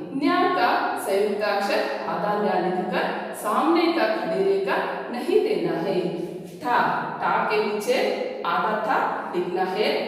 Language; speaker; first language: Hindi; non-native, local second language; Kannada